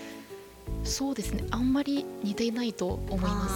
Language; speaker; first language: Japanese; non-native, fluent; Chinese